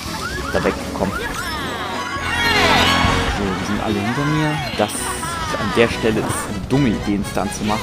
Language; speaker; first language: German; native; German